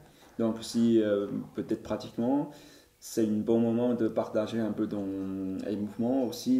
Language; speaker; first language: French; non-native, learner; Chinese